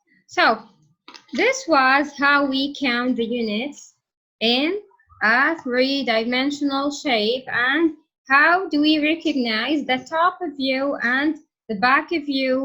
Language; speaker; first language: English; non-native, fluent; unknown